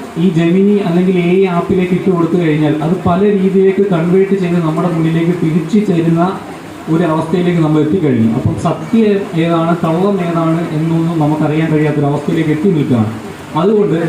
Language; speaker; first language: Malayalam; native; Malayalam